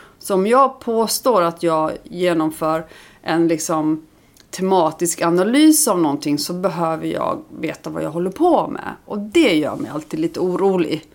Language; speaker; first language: Swedish; early bilingual, other home language; Icelandic